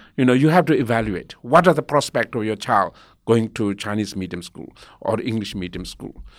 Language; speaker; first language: English; non-native, local second language; Tibetan